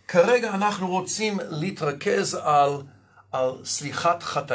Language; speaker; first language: Hebrew; non-native, fluent; English